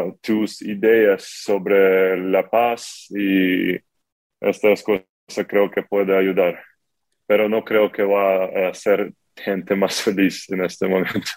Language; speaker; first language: Spanish; non-native, fluent; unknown